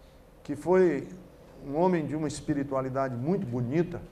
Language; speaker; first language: Portuguese; native; Portuguese